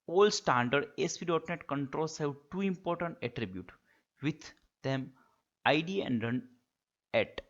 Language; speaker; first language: English; non-native, local second language; Gujarati